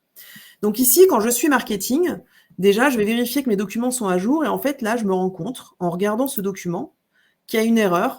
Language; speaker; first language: French; native; French